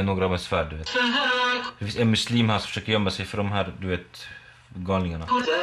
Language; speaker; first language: Swedish; non-native, local second language; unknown